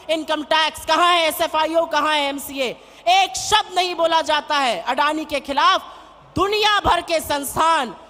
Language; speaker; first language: Hindi; native; Hindi